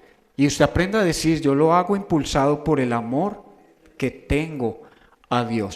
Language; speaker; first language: Spanish; native; Spanish